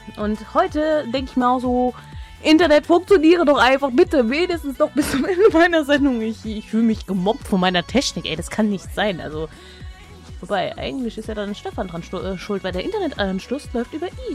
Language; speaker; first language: German; native; German